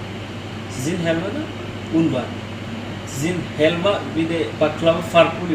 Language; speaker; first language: Turkish; non-native, learner; Somali